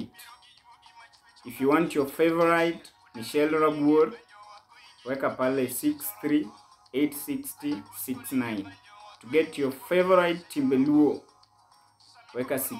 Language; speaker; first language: English; non-native, local second language; Luo (Kenya and Tanzania)